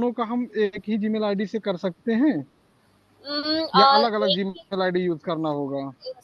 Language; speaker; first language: Hindi; native; Hindi